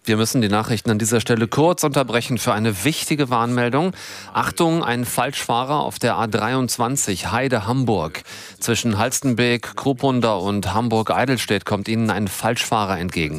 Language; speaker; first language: German; native; German